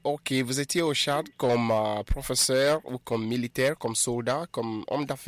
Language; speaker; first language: French; non-native, fluent; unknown